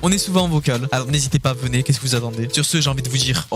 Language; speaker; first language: French; native; French